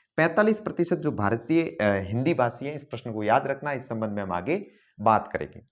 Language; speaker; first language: Hindi; native; Hindi